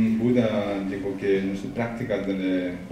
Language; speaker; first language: Spanish; non-native, learner; Tibetan